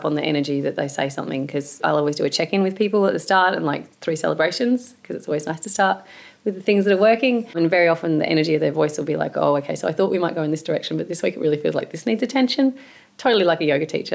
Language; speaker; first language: English; native; English